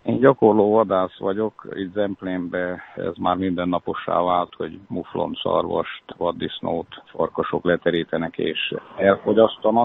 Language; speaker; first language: Hungarian; native; Hungarian